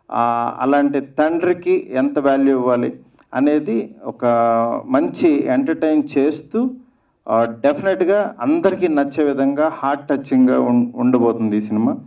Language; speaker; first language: Telugu; native; Telugu